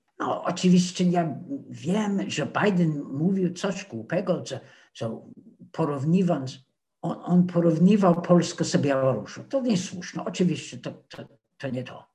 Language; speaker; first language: Polish; non-native, fluent; English